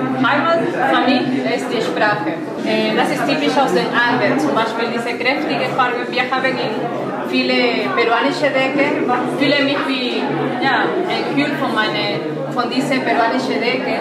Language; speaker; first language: German; non-native, learner; Spanish